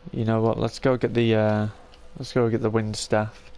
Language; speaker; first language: English; native; English